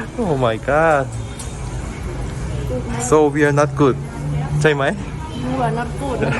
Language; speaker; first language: English; non-native, learner; Korean